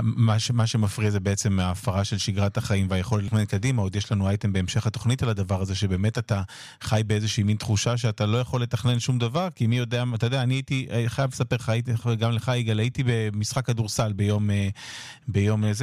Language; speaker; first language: Hebrew; native; Hebrew